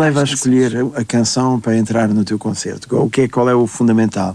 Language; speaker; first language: Portuguese; native; Portuguese